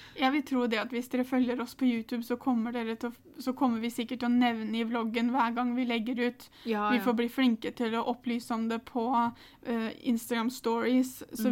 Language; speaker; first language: Norwegian; native; Norwegian